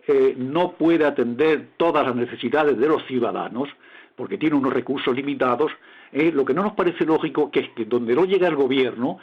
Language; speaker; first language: Spanish; native; Spanish